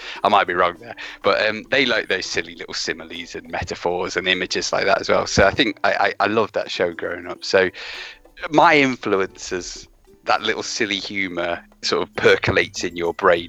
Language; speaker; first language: English; native; English